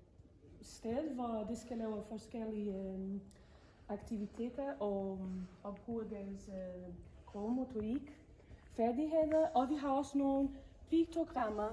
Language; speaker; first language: Danish; non-native, fluent; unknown